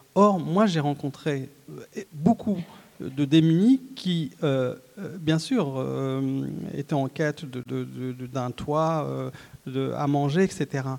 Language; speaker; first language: French; early bilingual, other home language; Arabic